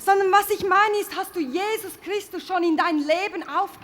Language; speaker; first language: German; native; German